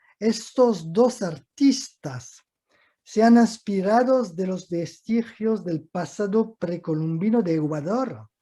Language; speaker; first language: Spanish; non-native, fluent; French